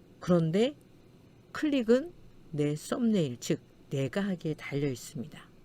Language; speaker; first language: Korean; native; Korean